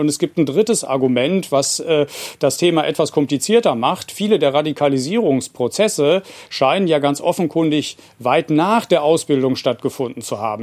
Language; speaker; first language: German; native; German